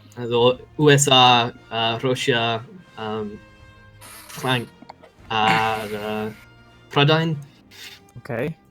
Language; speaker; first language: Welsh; non-native, local second language; English